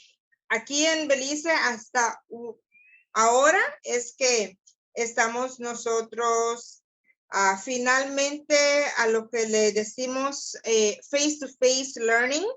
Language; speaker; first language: Spanish; non-native, local second language; English